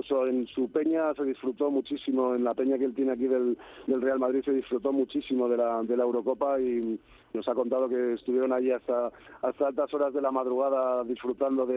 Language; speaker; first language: Spanish; native; Spanish